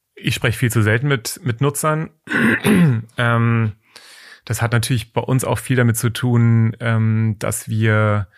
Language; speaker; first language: German; native; German